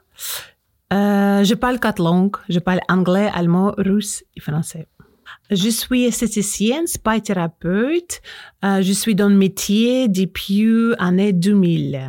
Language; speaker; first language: French; non-native, learner; Russian